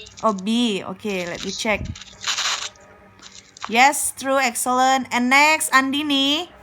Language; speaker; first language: English; non-native, learner; Indonesian